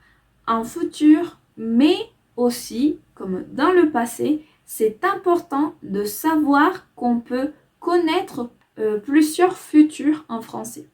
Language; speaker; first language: French; non-native, fluent; Spanish